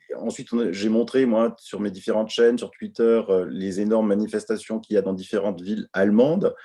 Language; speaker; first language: French; native; French